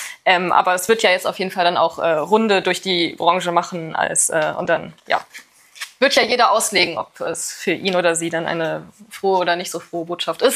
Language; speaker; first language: German; native; German